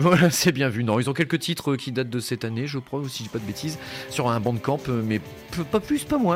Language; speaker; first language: French; native; French